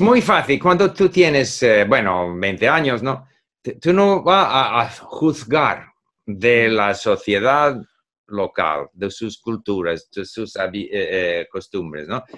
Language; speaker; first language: Spanish; non-native, fluent; English